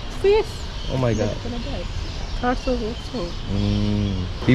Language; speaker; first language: English; non-native, learner; Indonesian